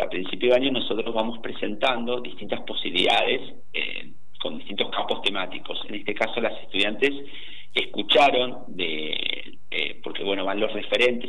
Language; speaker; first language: Spanish; native; Spanish